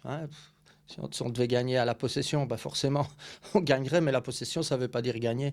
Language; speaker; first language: French; native; French